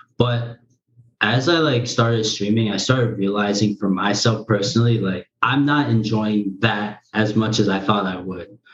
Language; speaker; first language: English; early bilingual, other home language; Korean